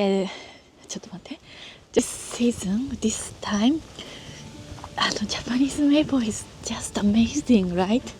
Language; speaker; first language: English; non-native, learner; Japanese